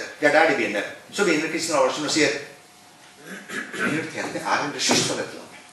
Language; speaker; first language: Norwegian; non-native, fluent; Urdu